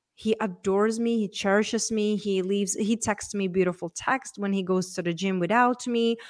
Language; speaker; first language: English; non-native, fluent; Czech